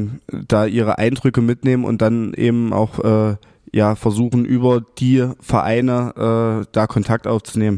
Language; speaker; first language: German; native; German